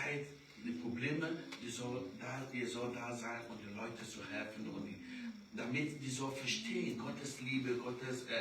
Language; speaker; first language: German; non-native, learner; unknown